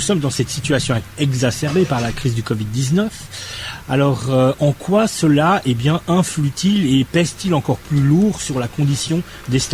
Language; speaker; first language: French; native; French